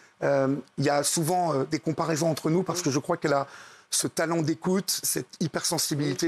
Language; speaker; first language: French; native; French